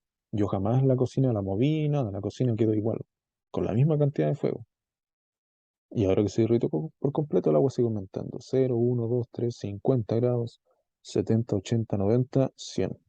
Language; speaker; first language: Spanish; native; Spanish